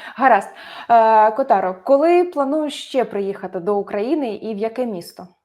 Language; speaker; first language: Ukrainian; native; Ukrainian